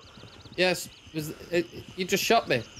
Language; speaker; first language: English; native; English